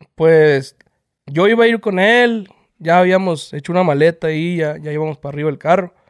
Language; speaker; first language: Spanish; native; Spanish